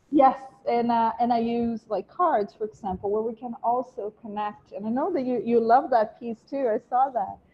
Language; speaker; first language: English; non-native, fluent; Portuguese